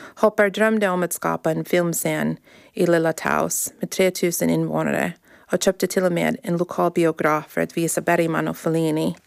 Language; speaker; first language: Swedish; early bilingual, heritage; English